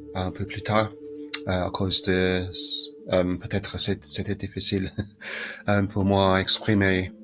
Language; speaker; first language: French; non-native, learner; English